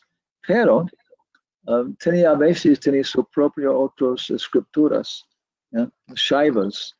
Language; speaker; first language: Spanish; non-native, learner; English